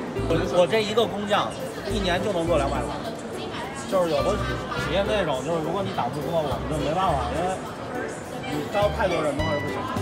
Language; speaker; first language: Chinese; native; Chinese